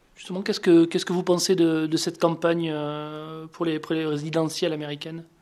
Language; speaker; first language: French; native; French